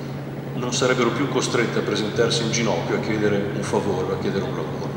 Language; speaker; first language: Italian; native; Italian